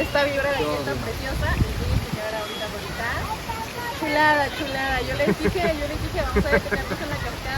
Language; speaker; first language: Spanish; native; Spanish